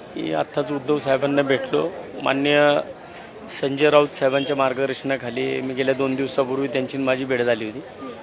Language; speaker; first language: Marathi; native; Marathi